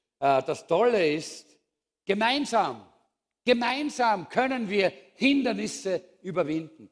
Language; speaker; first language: German; native; German